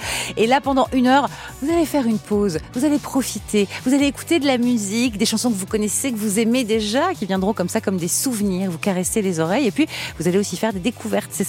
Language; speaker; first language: French; native; French